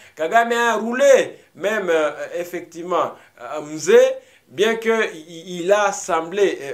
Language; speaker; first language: French; non-native, local second language; Swahili